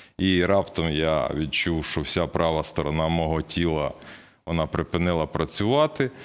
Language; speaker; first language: Ukrainian; native; Ukrainian